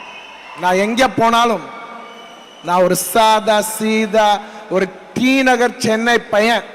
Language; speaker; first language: Tamil; non-native, local second language; Telugu